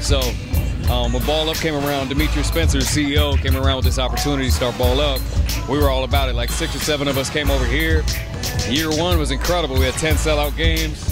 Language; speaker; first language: English; native; English